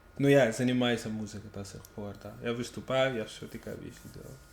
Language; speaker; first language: Russian; non-native, learner; English